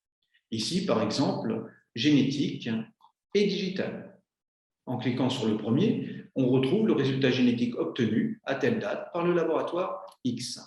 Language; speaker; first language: French; native; French